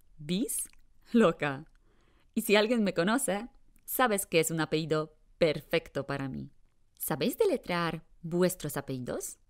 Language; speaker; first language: Spanish; non-native, fluent; Polish